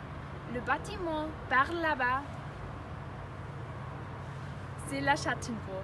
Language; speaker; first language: French; non-native, learner; German